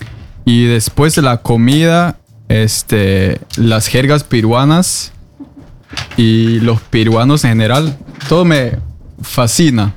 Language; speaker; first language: Spanish; non-native, fluent; Norwegian